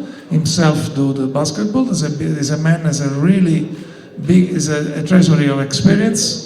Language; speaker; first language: English; non-native, learner; Italian